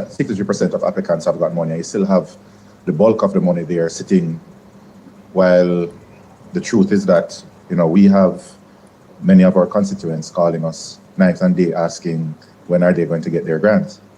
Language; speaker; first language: English; native; English